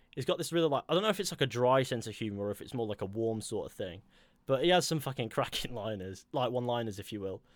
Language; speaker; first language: English; native; English